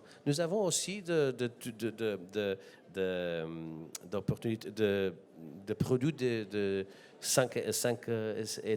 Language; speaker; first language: French; non-native, learner; Portuguese